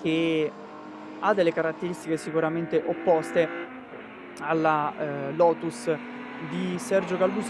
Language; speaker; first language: Italian; native; Italian